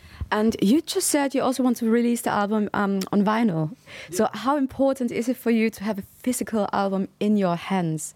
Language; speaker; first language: English; non-native, fluent; German